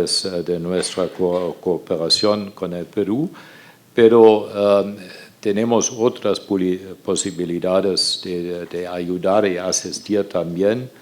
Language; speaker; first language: Spanish; non-native, fluent; German